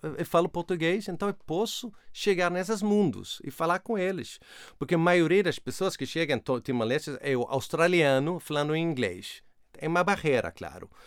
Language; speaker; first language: Portuguese; non-native, fluent; Swedish